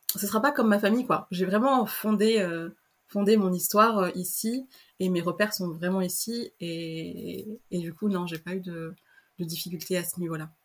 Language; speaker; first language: French; native; French